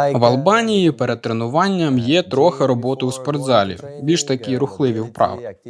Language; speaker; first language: Ukrainian; non-native, fluent; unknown